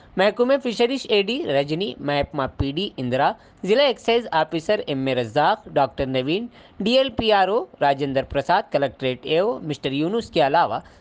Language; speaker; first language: Urdu; native; Urdu